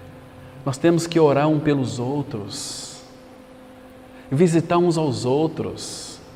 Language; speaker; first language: Portuguese; native; Portuguese